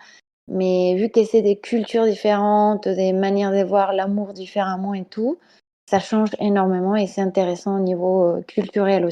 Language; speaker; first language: French; non-native, fluent; Spanish